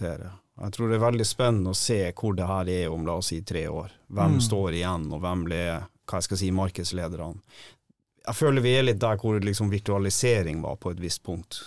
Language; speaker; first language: Norwegian; native; Norwegian